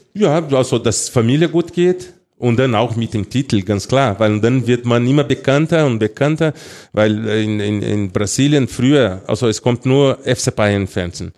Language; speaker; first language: German; non-native, fluent; Portuguese